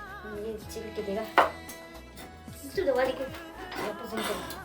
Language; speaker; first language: Hindi; non-native, local second language; Tibetan